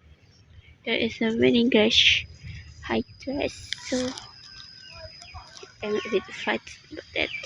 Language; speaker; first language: English; non-native, learner; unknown